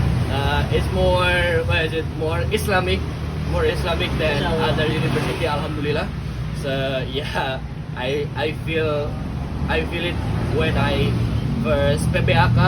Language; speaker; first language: English; non-native, learner; Indonesian